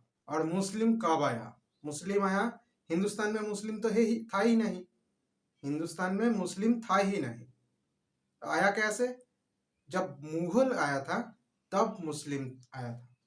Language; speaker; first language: Hindi; non-native, local second language; Bangla